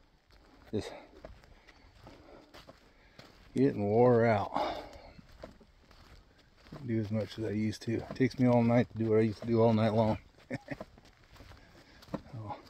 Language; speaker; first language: English; native; English